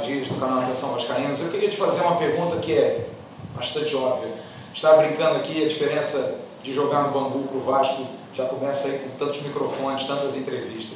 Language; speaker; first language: Portuguese; native; Portuguese